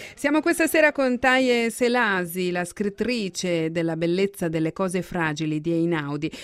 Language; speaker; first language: Italian; native; Italian